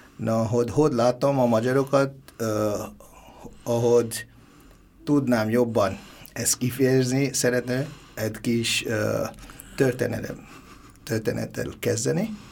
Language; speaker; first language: Hungarian; non-native, learner; Bangla